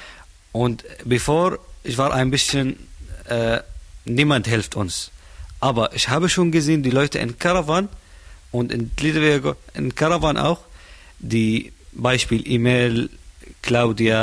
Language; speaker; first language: German; non-native, learner; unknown